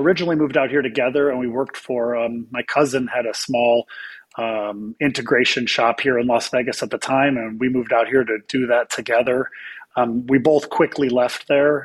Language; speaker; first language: English; native; English